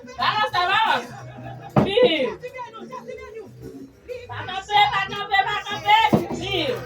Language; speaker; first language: Portuguese; non-native, learner; Haitian Creole